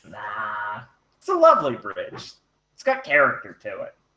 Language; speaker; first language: English; native; English